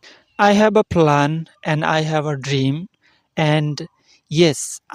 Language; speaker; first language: English; non-native, learner; Bangla